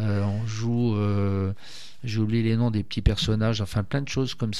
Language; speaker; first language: French; native; French